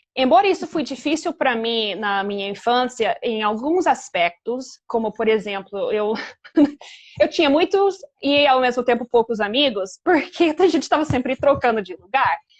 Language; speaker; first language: Portuguese; non-native, fluent; English